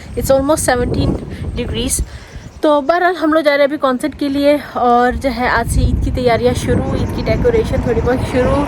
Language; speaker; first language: Urdu; native; Urdu